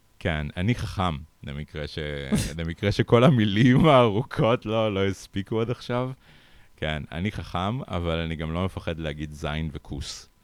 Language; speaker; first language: Hebrew; early bilingual, other home language; Russian